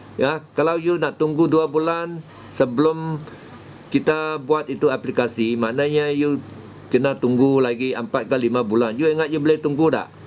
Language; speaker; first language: Malay; non-native, local second language; Chinese